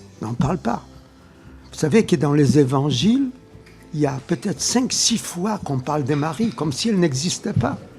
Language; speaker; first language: French; non-native, fluent; Polish